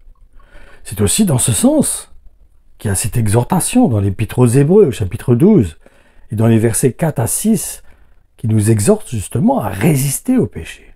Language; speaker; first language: French; native; French